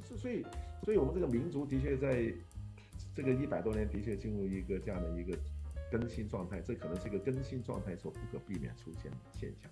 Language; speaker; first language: Chinese; non-native, local second language; Cantonese